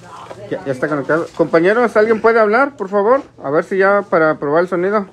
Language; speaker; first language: Spanish; native; Spanish